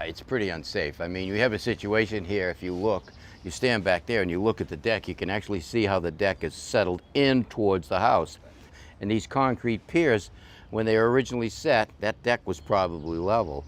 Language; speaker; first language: English; native; English